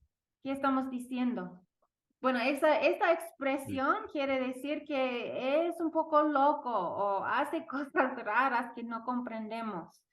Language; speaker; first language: Spanish; non-native, fluent; English